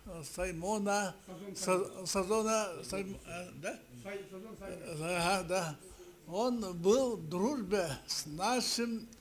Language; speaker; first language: Russian; non-native, local second language; Yakut